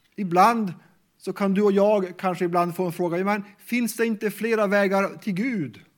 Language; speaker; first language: Swedish; native; Swedish